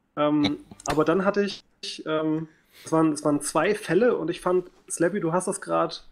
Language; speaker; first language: German; native; German